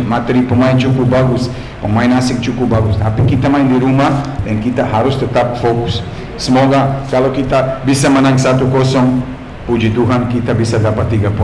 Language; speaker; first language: Indonesian; non-native, fluent; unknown